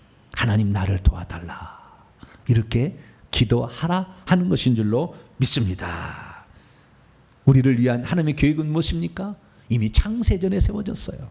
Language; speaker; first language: Korean; native; Korean